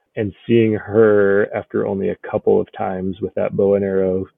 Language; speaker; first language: English; native; English